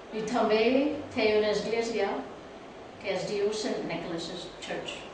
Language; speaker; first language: Catalan; non-native, learner; English